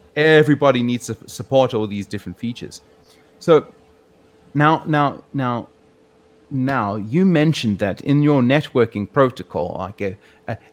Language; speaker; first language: English; native; English